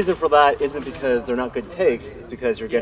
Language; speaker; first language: English; native; English